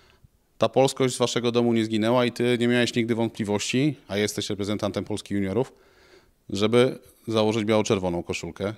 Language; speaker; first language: Polish; native; Polish